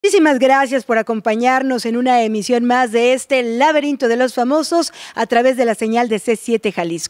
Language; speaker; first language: Spanish; native; Spanish